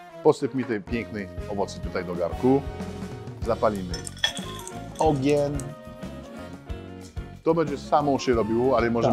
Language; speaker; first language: Polish; non-native, fluent; French